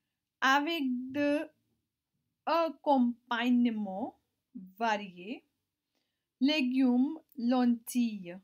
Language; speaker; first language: French; non-native, learner; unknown